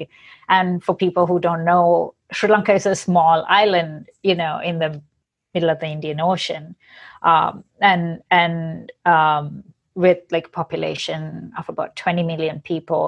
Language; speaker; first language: English; non-native, local second language; Sinhala